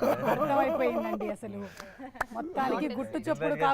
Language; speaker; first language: Telugu; native; Telugu